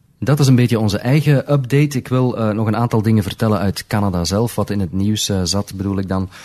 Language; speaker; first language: Dutch; native; Dutch